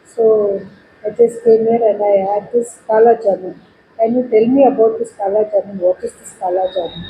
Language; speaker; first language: English; non-native, local second language; Tamil